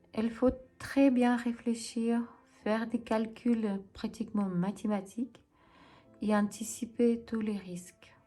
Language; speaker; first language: French; non-native, fluent; Ukrainian